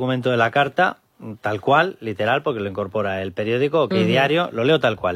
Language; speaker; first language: Spanish; native; Spanish